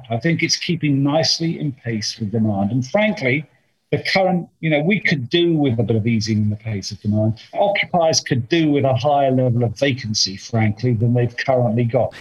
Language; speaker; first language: English; native; English